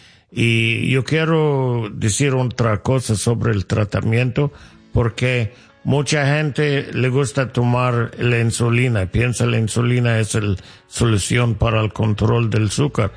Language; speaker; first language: Spanish; non-native, fluent; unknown